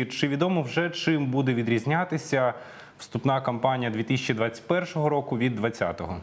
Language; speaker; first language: Ukrainian; native; Ukrainian